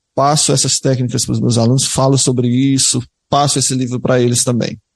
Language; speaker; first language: Portuguese; native; Portuguese